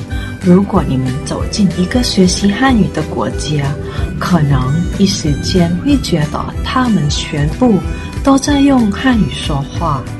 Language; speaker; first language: Chinese; non-native, fluent; Thai